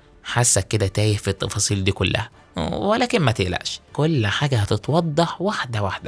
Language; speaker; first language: Arabic; native; Arabic